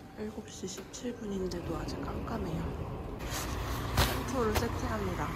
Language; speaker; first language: Korean; native; Korean